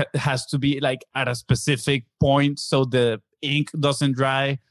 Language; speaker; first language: English; non-native, fluent; Spanish